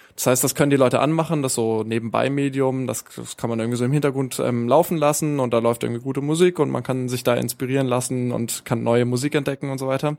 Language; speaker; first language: German; native; German